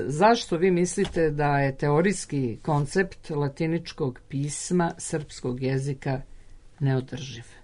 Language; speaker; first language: Serbian; native; Serbian